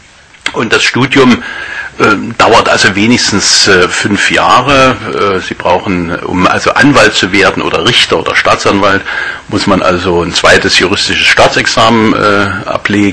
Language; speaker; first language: German; native; German